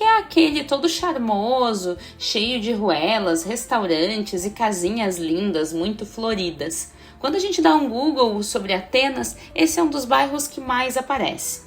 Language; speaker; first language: Portuguese; native; Portuguese